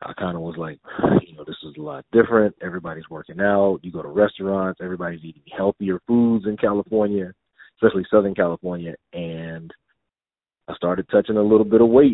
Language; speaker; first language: English; native; English